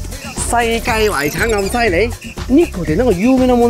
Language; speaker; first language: Japanese; non-native, learner; Cantonese